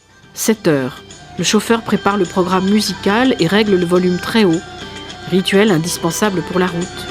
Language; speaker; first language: French; native; French